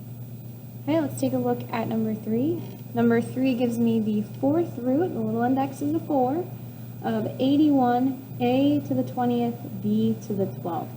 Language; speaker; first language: English; native; English